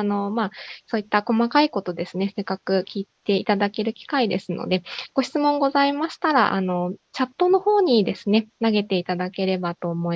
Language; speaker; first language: Japanese; native; Japanese